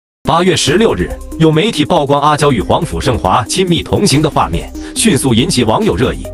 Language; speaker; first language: Chinese; native; Chinese